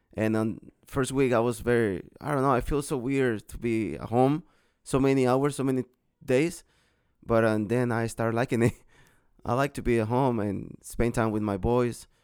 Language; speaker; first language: English; non-native, learner; Spanish